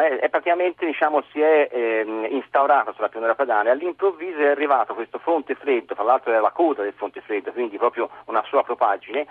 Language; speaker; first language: Italian; native; Italian